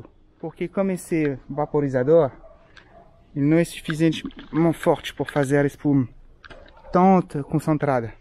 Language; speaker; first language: Portuguese; non-native, fluent; French